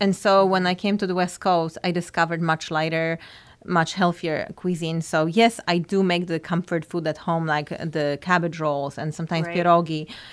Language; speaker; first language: English; non-native, fluent; Polish